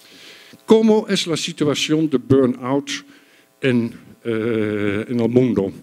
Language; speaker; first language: Spanish; non-native, fluent; Dutch